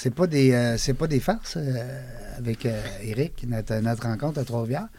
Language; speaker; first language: French; native; French